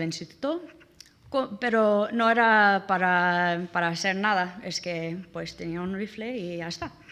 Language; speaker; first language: Spanish; non-native, learner; English